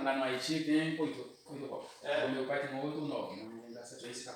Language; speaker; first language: Portuguese; non-native, learner; Haitian Creole